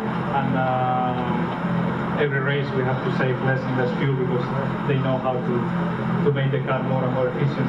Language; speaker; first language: English; non-native, fluent; Spanish